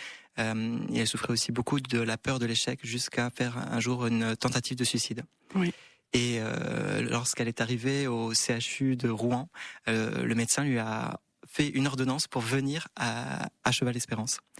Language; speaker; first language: French; native; French